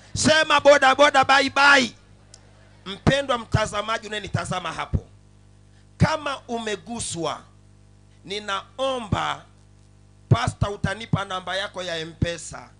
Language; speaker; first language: Swahili; non-native, local second language; Sukuma